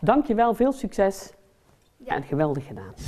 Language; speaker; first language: Dutch; native; Dutch